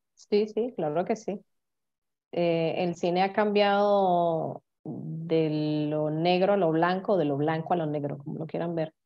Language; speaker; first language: Spanish; native; Spanish